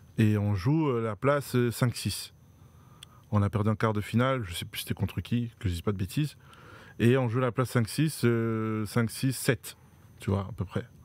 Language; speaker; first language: French; native; French